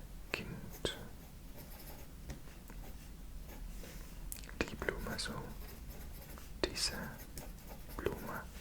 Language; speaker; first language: German; non-native, learner; English